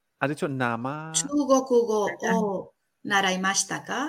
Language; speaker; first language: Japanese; non-native, fluent; Spanish